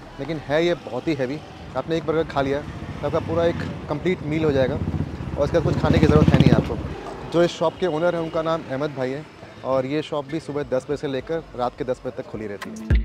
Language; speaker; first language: Hindi; native; Hindi